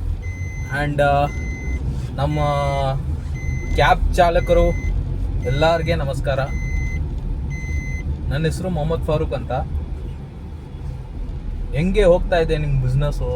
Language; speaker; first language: Kannada; non-native, local second language; Urdu